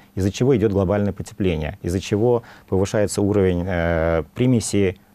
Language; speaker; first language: Russian; native; Russian